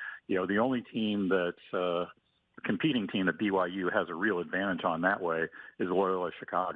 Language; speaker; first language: English; native; English